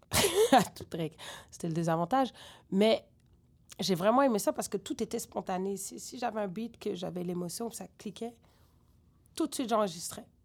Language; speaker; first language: French; native; French